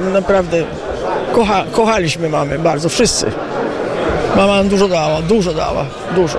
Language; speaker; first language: Polish; early bilingual, heritage; Italian